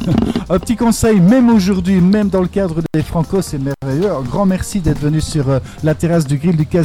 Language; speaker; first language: French; native; French